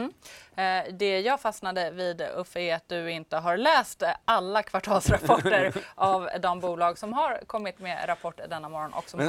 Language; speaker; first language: Swedish; native; Swedish